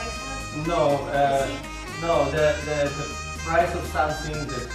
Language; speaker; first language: English; non-native, learner; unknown